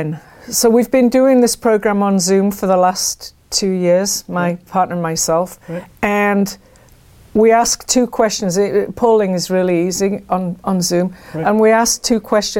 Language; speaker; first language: English; native; English